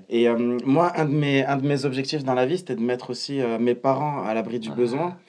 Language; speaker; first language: French; non-native, local second language; Arabic